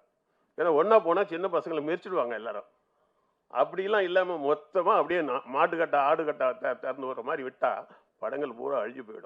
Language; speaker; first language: Tamil; native; Tamil